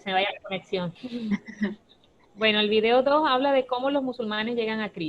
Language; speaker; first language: Spanish; native; Spanish